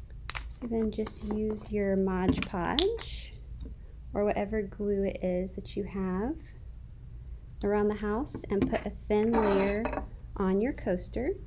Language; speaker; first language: English; native; English